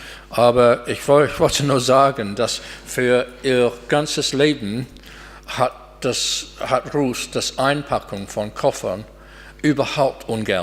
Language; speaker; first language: German; non-native, fluent; English